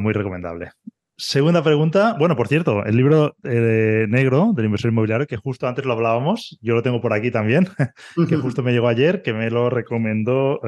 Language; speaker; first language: Spanish; native; Spanish